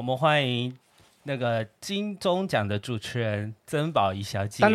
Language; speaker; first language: Chinese; native; Chinese